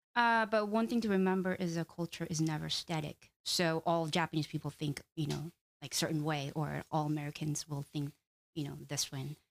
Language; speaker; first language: English; non-native, fluent; Korean